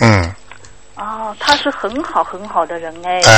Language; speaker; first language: Chinese; native; Chinese